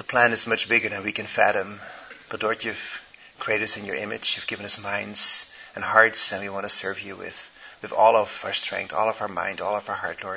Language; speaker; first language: English; non-native, fluent; Dutch